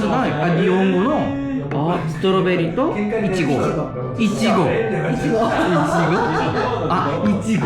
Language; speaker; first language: Japanese; non-native, learner; Korean